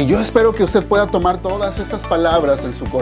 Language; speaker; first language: Spanish; native; Spanish